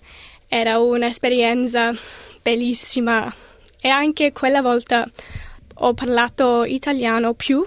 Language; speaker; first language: Italian; non-native, learner; English